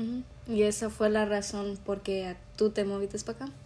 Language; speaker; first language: Spanish; early bilingual, heritage; Spanish